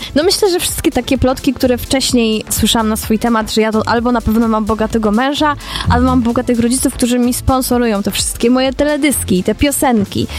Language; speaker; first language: Polish; native; Polish